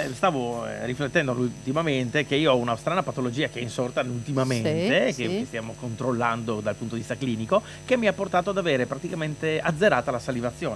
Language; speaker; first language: Italian; native; Italian